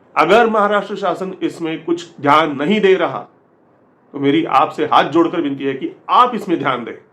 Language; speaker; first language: Hindi; non-native, local second language; Marathi